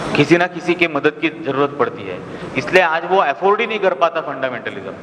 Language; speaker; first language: Hindi; non-native, local second language; Marathi